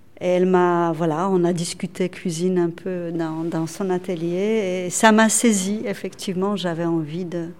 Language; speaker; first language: French; non-native, fluent; Polish